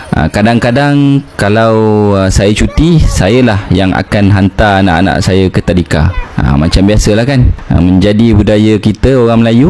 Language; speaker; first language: Malay; native; Malay